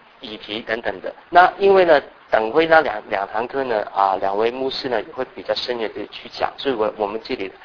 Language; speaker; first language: Chinese; non-native, local second language; Cantonese